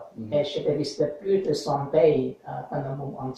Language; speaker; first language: French; non-native, learner; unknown